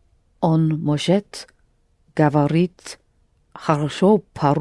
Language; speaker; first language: Russian; non-native, learner; English